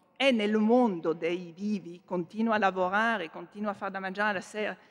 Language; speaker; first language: Italian; non-native, fluent; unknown